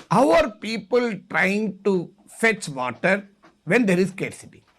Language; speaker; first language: English; non-native, local second language; Telugu